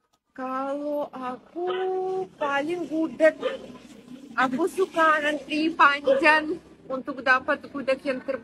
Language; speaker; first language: Indonesian; non-native, fluent; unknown